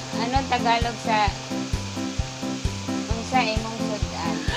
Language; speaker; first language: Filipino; non-native, local second language; Cebuano